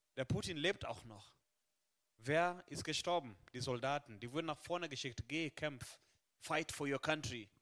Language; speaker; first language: German; non-native, fluent; Swahili